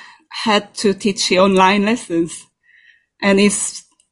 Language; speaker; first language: English; non-native, learner; Korean